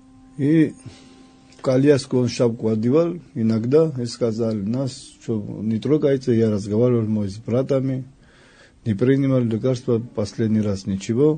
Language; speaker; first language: Russian; non-native, fluent; Georgian